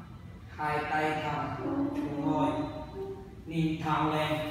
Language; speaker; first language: Vietnamese; non-native, learner; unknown